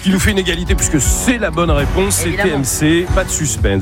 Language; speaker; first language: French; native; French